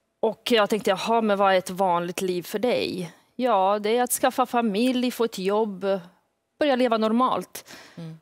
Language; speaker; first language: Swedish; early bilingual, other home language; Bosnian